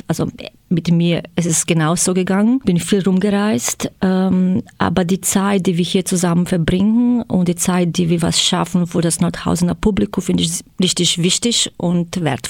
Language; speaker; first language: German; non-native, fluent; Croatian